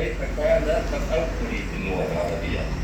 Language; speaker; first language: Arabic; non-native, fluent; Chechen